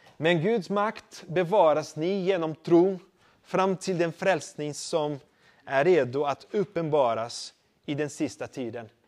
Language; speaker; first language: Swedish; non-native, fluent; Portuguese